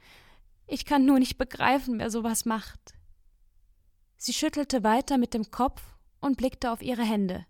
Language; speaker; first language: German; native; German